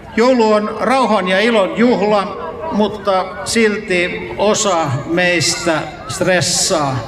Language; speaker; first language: Finnish; native; Finnish